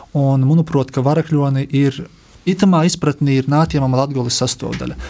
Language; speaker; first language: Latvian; native; Latvian